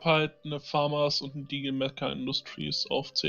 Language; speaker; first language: German; native; German